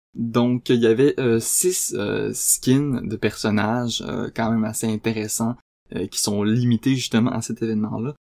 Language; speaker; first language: French; native; French